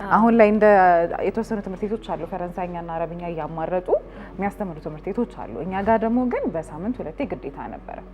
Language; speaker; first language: Amharic; early bilingual, heritage; Arabic